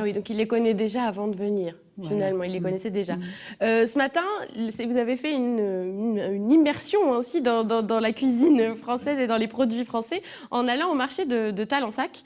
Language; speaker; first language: French; native; French